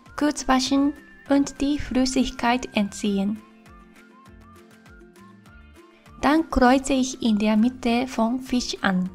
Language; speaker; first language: German; non-native, fluent; Japanese